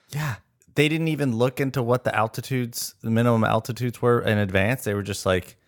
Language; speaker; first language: English; native; English